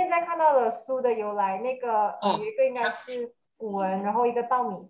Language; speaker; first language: Chinese; native; Chinese